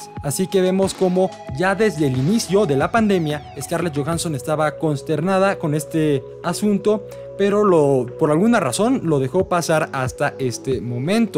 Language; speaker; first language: Spanish; native; Spanish